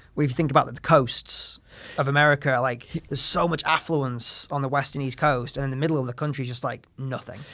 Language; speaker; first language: English; native; English